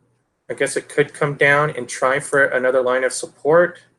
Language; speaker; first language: English; native; English